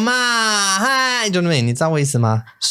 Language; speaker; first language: Chinese; non-native, learner; English